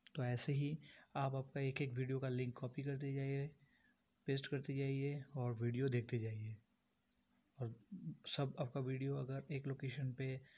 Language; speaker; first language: Hindi; non-native, local second language; Bangla